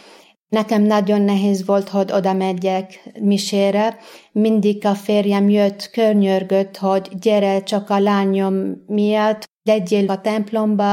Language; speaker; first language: Hungarian; non-native, fluent; Arabic